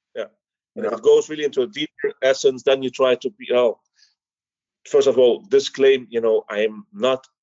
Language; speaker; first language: English; early bilingual, other home language; Dutch